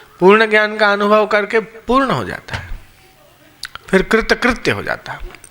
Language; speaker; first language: Hindi; non-native, local second language; Sindhi